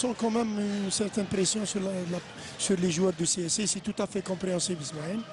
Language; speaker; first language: French; non-native, local second language; Arabic